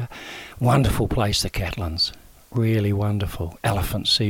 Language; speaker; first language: English; native; English